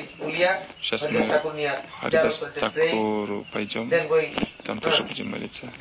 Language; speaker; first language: Russian; non-native, learner; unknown